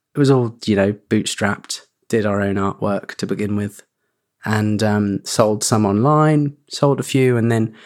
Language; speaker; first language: English; native; English